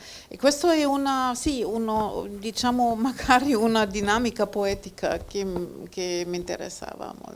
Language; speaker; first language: Italian; non-native, fluent; German